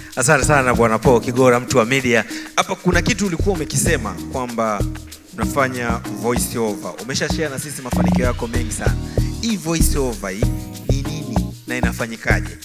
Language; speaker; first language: Swahili; native; Swahili